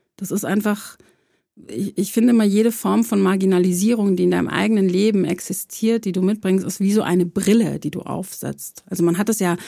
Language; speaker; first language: German; early bilingual, other home language; Croatian